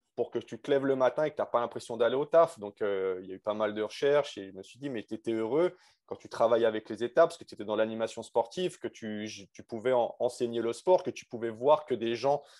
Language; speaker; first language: French; native; French